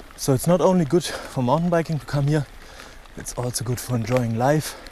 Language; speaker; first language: English; non-native, fluent; German